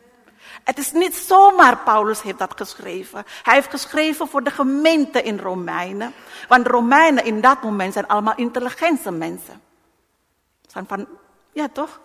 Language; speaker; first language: Dutch; non-native, learner; Indonesian